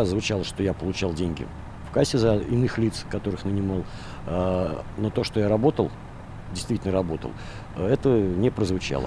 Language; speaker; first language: Russian; native; Russian